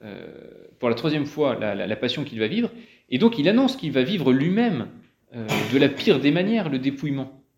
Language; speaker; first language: French; native; French